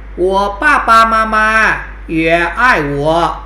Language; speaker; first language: Chinese; non-native, fluent; Thai